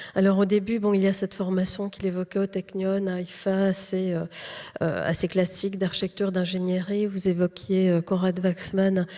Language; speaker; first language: French; native; French